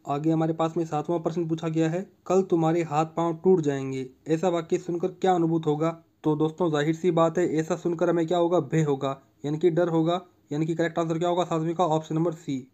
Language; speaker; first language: Hindi; native; Hindi